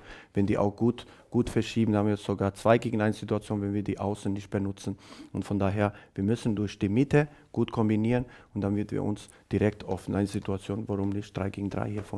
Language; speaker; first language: German; non-native, learner; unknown